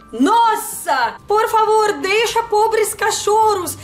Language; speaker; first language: Portuguese; non-native, learner; Russian